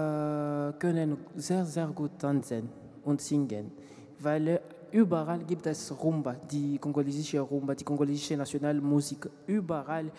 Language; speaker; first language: German; non-native, learner; French